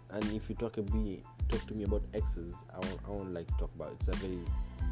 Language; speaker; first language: English; non-native, local second language; Swahili